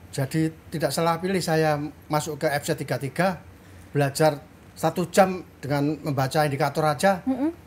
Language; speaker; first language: Indonesian; native; Indonesian